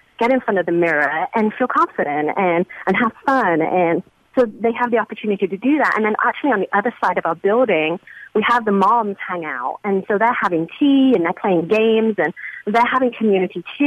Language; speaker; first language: English; native; English